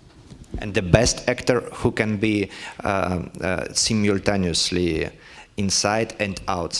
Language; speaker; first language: English; non-native, learner; Russian